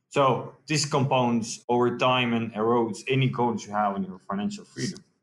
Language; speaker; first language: English; non-native, fluent; Estonian